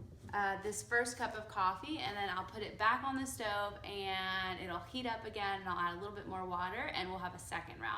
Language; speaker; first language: English; early bilingual, other home language; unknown